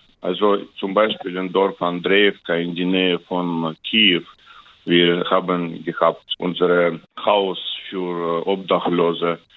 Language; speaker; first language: German; non-native, learner; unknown